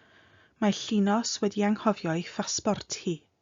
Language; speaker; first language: Welsh; non-native, fluent; English